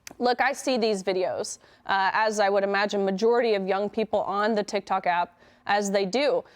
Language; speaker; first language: English; native; English